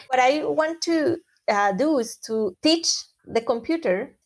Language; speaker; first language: English; non-native, fluent; Spanish